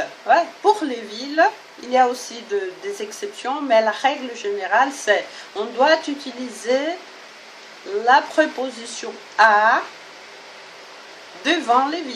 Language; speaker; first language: French; non-native, fluent; Portuguese